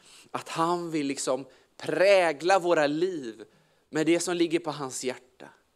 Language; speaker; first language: Swedish; native; Swedish